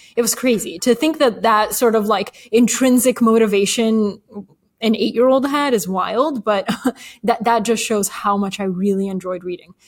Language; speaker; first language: English; early bilingual, other home language; Bulgarian